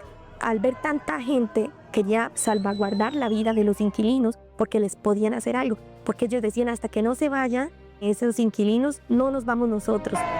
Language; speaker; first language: Spanish; native; Spanish